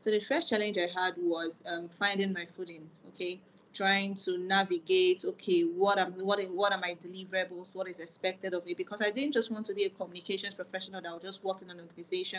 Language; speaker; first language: English; non-native, local second language; Igbo